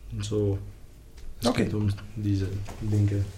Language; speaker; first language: German; non-native, learner; Arabic